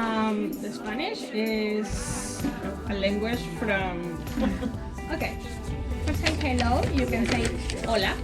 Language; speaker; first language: English; non-native, learner; Spanish